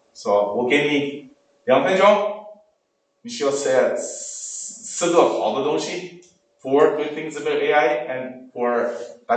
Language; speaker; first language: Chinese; non-native, learner; English